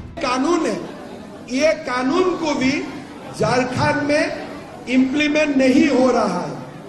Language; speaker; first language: Hindi; non-native, local second language; Assamese